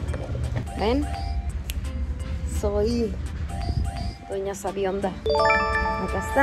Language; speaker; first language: Spanish; native; Spanish